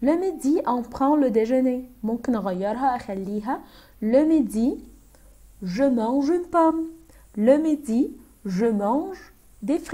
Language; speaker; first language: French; non-native, fluent; Arabic